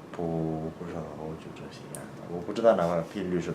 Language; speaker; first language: Chinese; non-native, learner; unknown